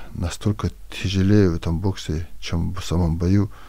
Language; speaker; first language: Russian; non-native, local second language; Avaric